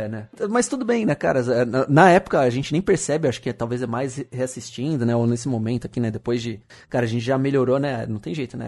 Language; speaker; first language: Portuguese; native; Portuguese